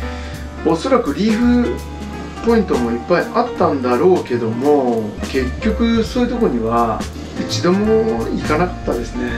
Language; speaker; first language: Japanese; native; Japanese